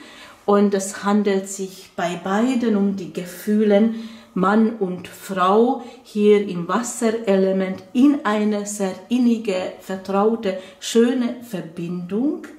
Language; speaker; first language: German; non-native, fluent; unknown